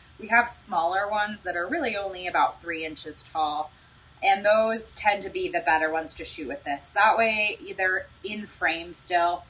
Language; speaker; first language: English; native; English